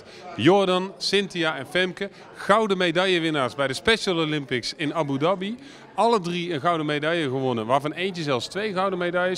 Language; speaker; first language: Dutch; native; Dutch